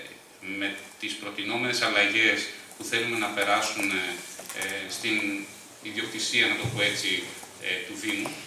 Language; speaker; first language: Greek; native; Greek